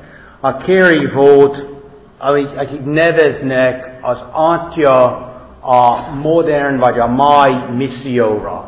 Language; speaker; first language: Hungarian; non-native, fluent; English